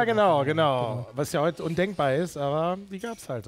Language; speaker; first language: German; native; German